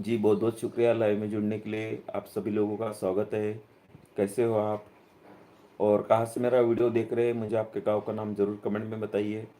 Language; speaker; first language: Hindi; non-native, local second language; Marathi